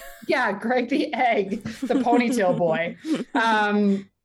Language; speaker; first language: English; native; English